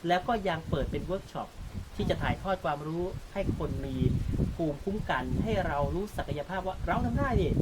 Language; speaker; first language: Thai; native; Thai